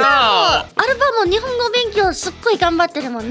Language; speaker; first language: Japanese; non-native, fluent; English